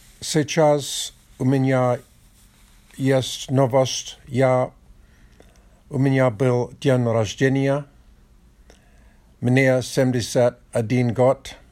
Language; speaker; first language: Russian; non-native, learner; Polish